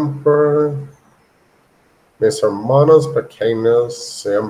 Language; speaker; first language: Spanish; non-native, learner; English